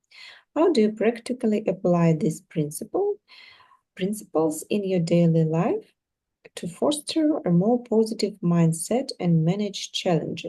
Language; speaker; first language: English; non-native, fluent; Russian